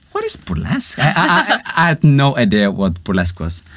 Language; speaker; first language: English; non-native, fluent; Icelandic